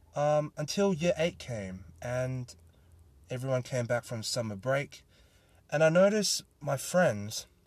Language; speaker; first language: English; native; English